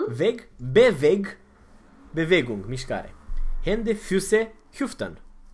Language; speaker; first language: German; non-native, fluent; Romanian